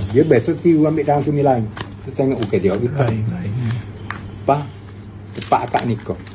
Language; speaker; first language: Malay; native; Malay